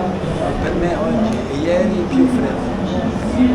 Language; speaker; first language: Italian; non-native, learner; Arabic